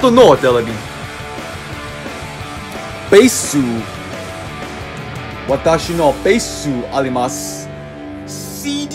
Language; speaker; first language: Japanese; non-native, learner; English